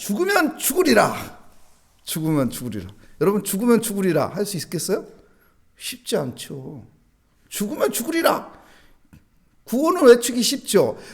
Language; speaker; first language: Korean; native; Korean